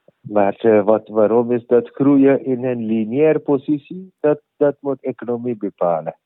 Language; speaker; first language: Dutch; non-native, learner; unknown